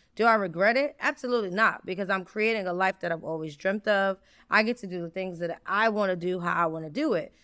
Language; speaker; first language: English; native; English